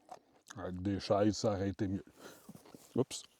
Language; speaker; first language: French; native; French